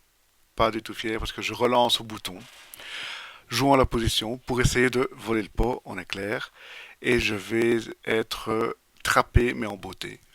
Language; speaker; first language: French; native; French